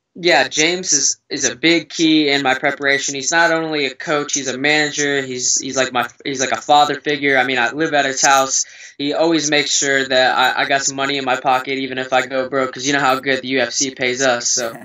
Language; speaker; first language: English; native; English